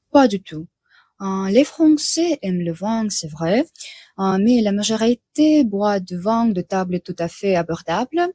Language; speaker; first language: French; non-native, fluent; Russian